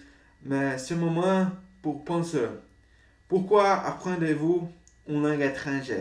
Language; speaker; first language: French; non-native, learner; Portuguese